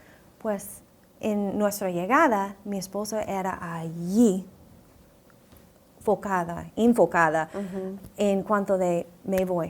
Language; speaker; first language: Spanish; non-native, fluent; English